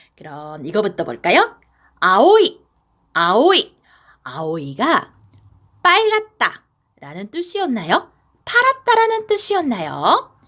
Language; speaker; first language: Korean; non-native, fluent; Japanese